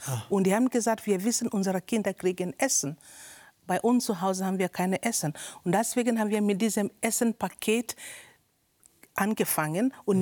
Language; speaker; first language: German; non-native, learner; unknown